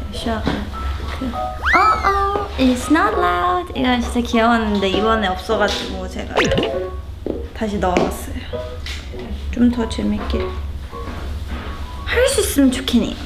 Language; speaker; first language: Korean; non-native, fluent; Thai